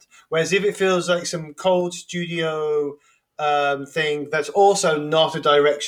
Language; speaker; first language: English; native; English